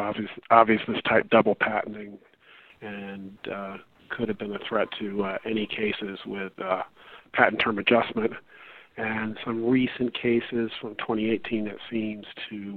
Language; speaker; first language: English; native; English